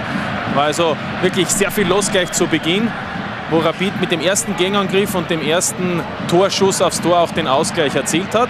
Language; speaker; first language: German; native; German